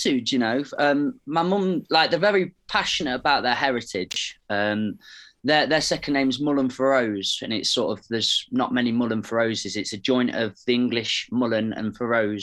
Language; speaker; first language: English; native; English